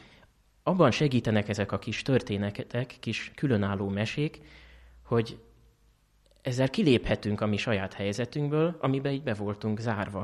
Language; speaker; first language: Hungarian; native; Hungarian